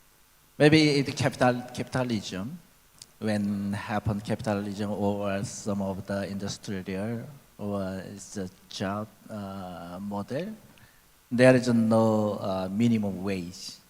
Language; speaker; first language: English; non-native, learner; Korean